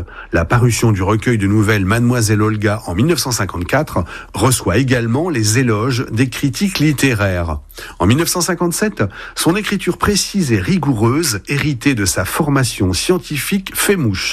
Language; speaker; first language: French; native; French